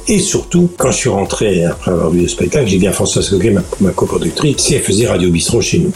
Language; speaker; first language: French; native; French